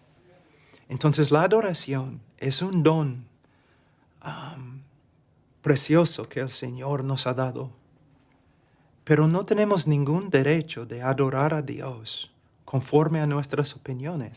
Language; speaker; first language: Spanish; non-native, fluent; English